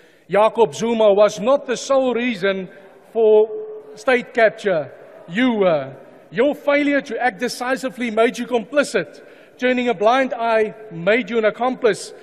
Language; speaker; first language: English; non-native, local second language; Afrikaans